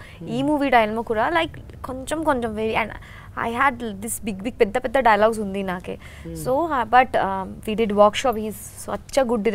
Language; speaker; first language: Telugu; native; Telugu